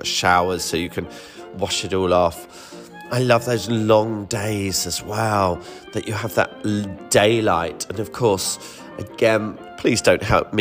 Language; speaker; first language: English; native; English